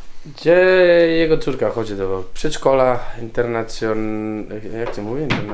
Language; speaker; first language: Polish; non-native, learner; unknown